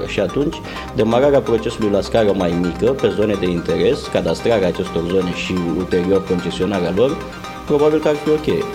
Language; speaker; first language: Romanian; native; Romanian